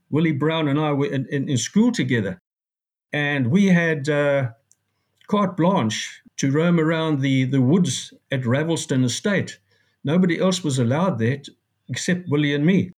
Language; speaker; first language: English; native; English